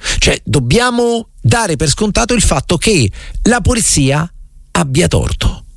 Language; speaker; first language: Italian; native; Italian